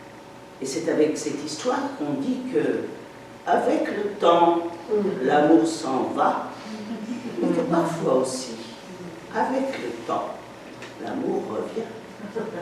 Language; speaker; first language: French; native; French